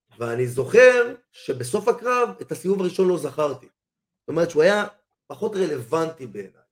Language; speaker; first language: Hebrew; native; Hebrew